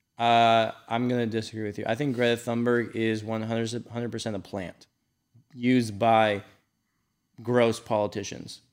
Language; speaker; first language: English; native; English